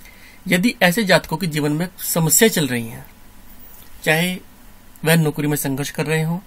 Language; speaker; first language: Hindi; native; Hindi